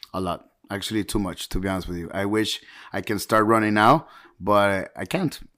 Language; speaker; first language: English; early bilingual, heritage; Spanish